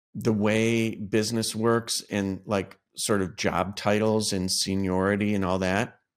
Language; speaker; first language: English; native; English